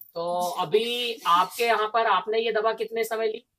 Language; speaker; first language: Hindi; native; Hindi